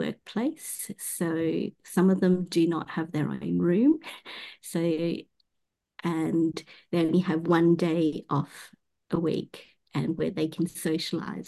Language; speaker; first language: English; native; English